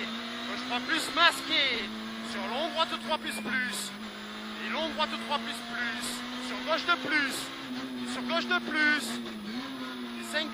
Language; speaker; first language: French; native; French